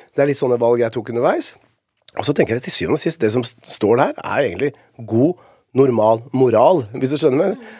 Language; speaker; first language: Norwegian; early bilingual, other home language; Spanish